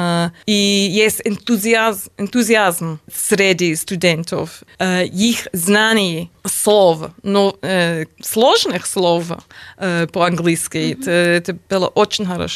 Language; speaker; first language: Russian; non-native, learner; English